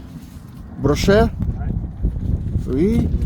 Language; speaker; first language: French; non-native, learner; Russian